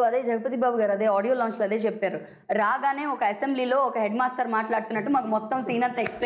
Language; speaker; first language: Telugu; native; Telugu